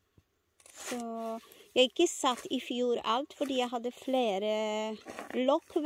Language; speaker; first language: Norwegian; non-native, learner; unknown